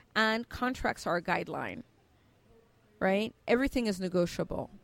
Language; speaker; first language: English; native; English